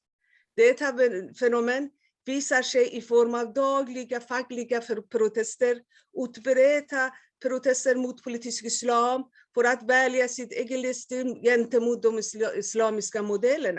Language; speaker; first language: Swedish; non-native, fluent; Persian